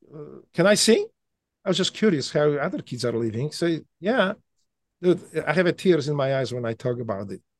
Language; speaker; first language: English; non-native, fluent; Polish